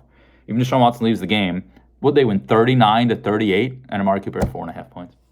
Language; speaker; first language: English; native; English